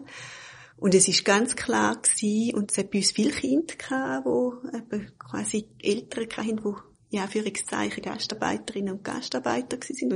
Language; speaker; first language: German; native; German